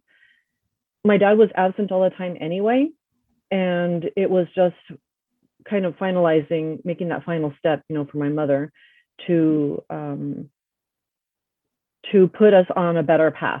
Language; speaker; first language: English; early bilingual, other home language; Spanish